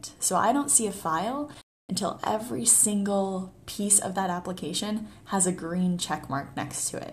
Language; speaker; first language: English; native; English